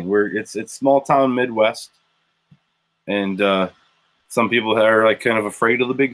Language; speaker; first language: English; native; English